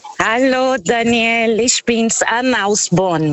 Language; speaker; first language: German; non-native, fluent; Portuguese